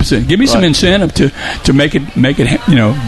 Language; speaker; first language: English; native; English